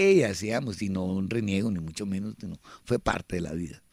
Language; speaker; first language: Spanish; native; Spanish